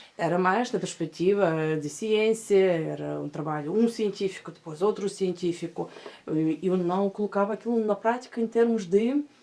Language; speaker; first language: Portuguese; non-native, fluent; Russian